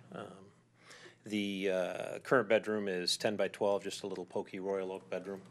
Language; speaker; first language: English; native; English